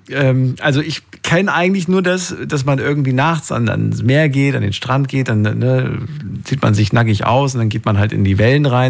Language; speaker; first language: German; native; German